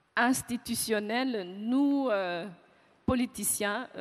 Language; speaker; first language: French; non-native, local second language; Kinyarwanda